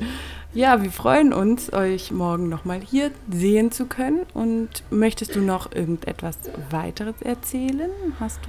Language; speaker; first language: German; native; German